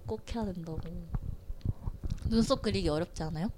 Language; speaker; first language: Korean; non-native, learner; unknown